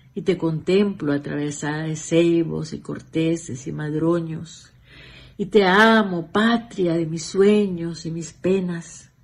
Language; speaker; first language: Spanish; native; Spanish